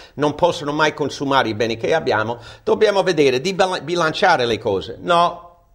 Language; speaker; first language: Italian; non-native, fluent; English